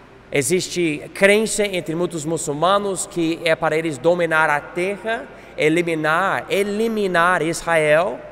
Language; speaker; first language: Portuguese; non-native, fluent; English